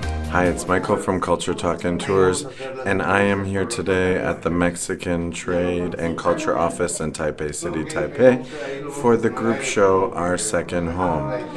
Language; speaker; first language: English; native; English